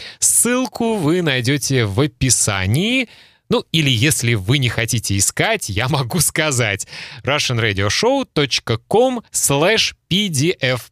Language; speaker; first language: Russian; native; Russian